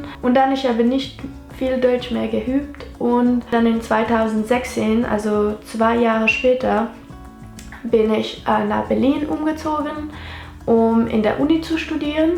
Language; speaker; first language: German; non-native, local second language; French